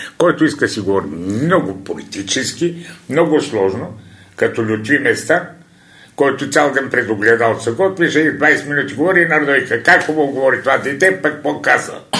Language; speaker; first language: Bulgarian; non-native, local second language; Turkish